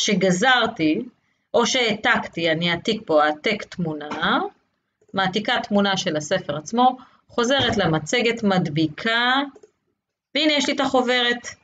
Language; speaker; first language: Hebrew; native; Hebrew